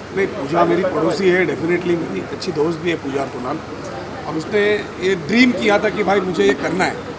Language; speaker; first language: Hindi; native; Hindi